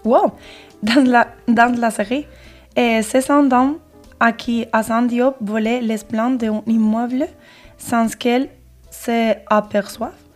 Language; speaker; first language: French; non-native, learner; Spanish